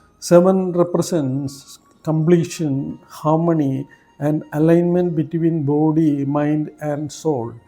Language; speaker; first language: English; non-native, local second language; Malayalam